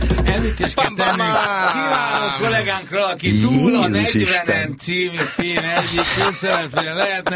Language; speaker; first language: Hungarian; native; Hungarian